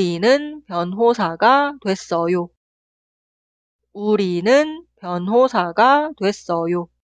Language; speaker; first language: Korean; non-native, fluent; Spanish